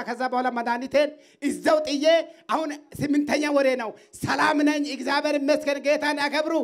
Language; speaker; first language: Amharic; non-native, local second language; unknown